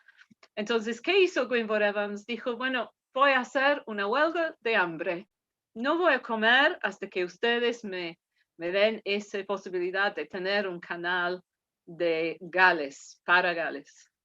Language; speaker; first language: Spanish; non-native, fluent; English